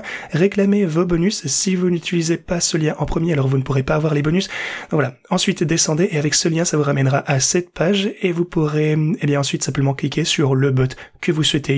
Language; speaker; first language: French; native; French